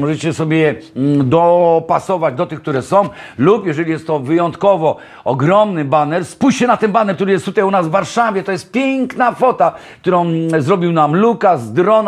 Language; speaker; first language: Polish; native; Polish